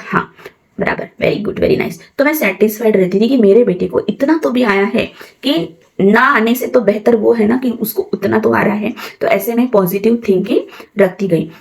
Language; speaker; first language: Hindi; non-native, local second language; Marathi